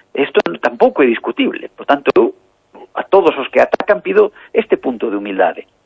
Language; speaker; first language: Galician; native; Galician